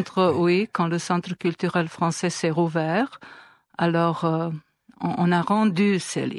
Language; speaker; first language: French; non-native, fluent; Serbian